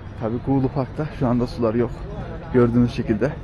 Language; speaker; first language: Turkish; native; Turkish